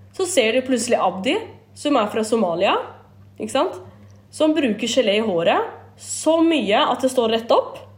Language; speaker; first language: Norwegian; early bilingual, other home language; Kurdish